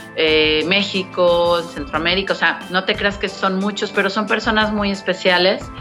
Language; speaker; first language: Spanish; native; Spanish